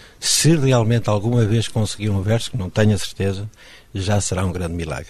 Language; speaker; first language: Portuguese; native; Portuguese